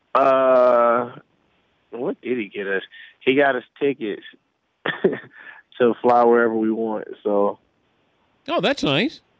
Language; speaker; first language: English; native; English